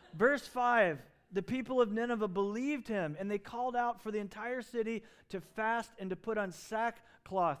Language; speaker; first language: English; native; English